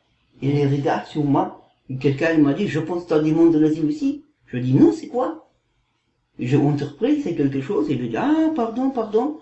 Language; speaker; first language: French; non-native, learner; Kazakh